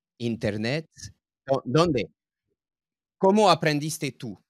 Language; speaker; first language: Spanish; non-native, fluent; English